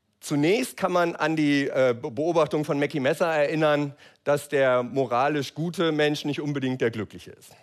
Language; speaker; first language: German; native; German